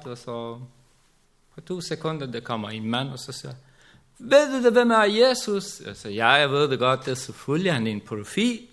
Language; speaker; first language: Danish; non-native, learner; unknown